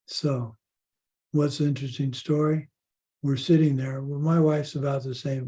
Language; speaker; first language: English; native; English